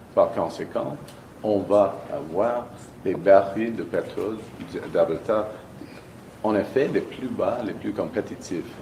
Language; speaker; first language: French; non-native, local second language; English